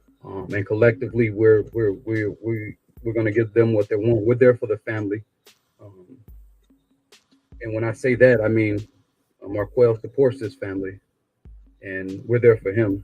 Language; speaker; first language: English; native; English